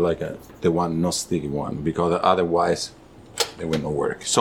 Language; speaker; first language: English; non-native, learner; Italian